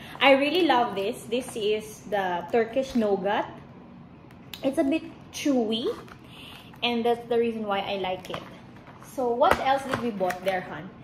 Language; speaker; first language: English; non-native, local second language; Hiligaynon